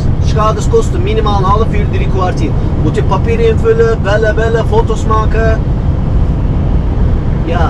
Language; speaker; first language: Dutch; non-native, fluent; Turkish